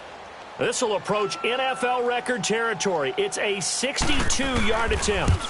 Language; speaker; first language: English; native; English